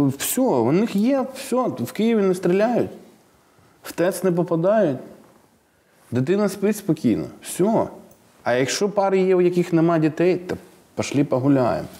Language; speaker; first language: Ukrainian; non-native, local second language; Russian